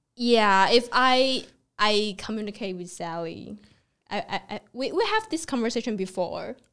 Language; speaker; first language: English; non-native, fluent; Chinese